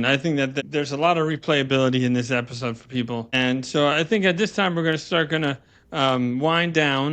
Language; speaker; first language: English; native; English